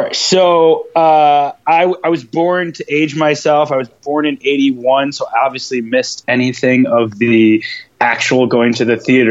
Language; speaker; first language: English; native; English